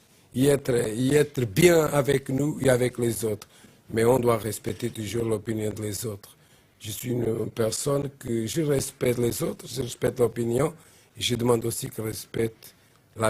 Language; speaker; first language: French; non-native, learner; Portuguese